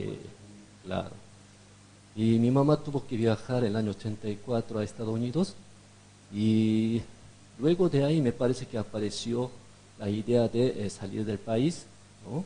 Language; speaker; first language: Spanish; non-native, fluent; Korean